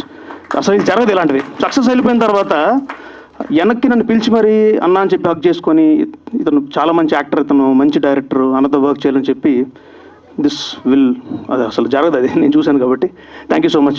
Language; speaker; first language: Telugu; native; Telugu